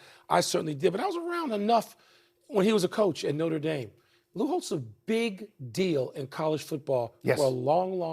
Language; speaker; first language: English; native; English